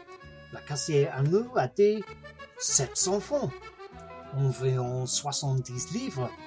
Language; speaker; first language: French; non-native, learner; English